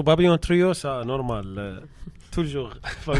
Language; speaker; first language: French; non-native, learner; Arabic